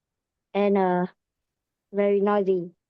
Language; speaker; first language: English; non-native, learner; Vietnamese